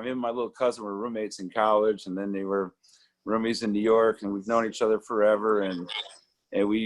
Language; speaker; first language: English; native; English